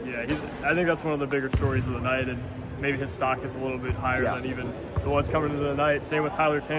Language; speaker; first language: English; native; English